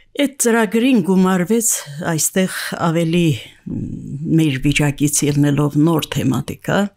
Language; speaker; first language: Armenian; native; Armenian